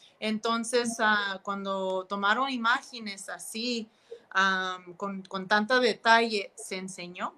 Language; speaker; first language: Spanish; early bilingual, heritage; Spanish